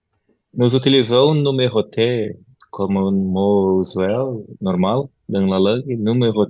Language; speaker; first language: French; non-native, learner; Portuguese